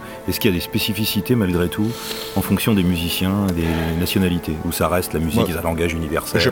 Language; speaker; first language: French; native; French